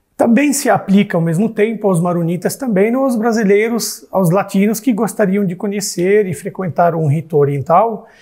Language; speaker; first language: Portuguese; non-native, fluent; Arabic